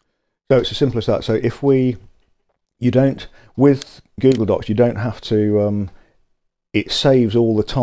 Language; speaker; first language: English; native; English